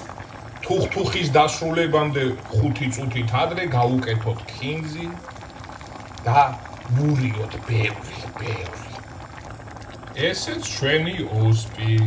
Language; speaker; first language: Georgian; native; Georgian